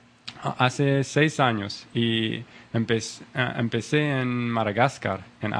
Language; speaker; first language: Spanish; non-native, learner; English